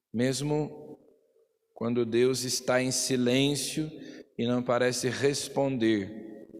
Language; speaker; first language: Portuguese; native; Portuguese